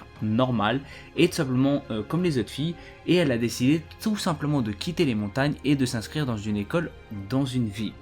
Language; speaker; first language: French; native; French